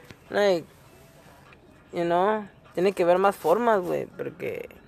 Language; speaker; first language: Spanish; early bilingual, heritage; Spanish